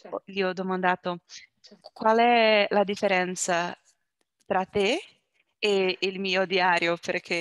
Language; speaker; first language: Italian; non-native, learner; Portuguese